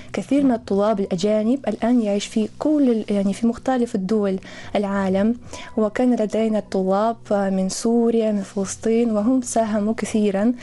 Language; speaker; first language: Arabic; non-native, fluent; Tatar